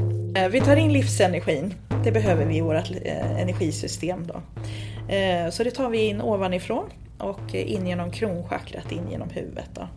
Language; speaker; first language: Swedish; native; Swedish